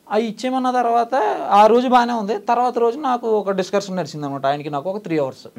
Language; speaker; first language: Telugu; native; Telugu